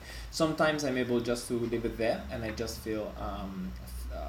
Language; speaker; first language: English; non-native, fluent; Italian